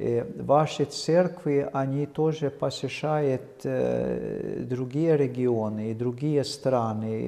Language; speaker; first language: Russian; non-native, fluent; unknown